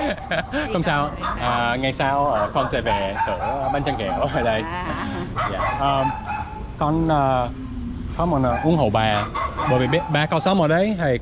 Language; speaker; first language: Vietnamese; non-native, learner; English